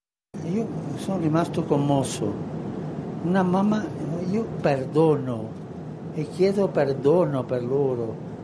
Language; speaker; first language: Italian; non-native, fluent; Spanish